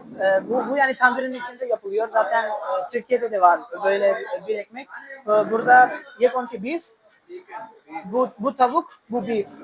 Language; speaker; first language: Turkish; non-native, fluent; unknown